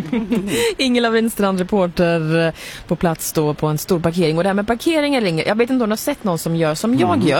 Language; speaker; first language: Swedish; native; Swedish